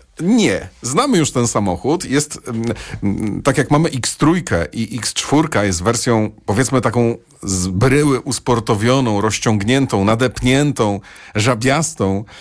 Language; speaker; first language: Polish; native; Polish